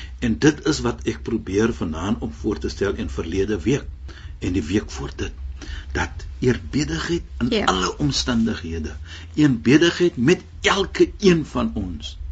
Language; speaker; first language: Afrikaans; non-native, fluent; Arabic